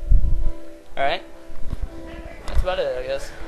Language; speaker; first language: English; native; English